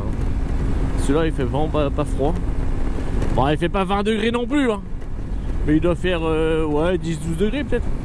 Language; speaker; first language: French; native; French